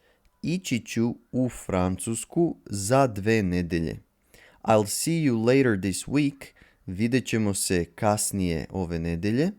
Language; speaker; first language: Serbian; native; Serbian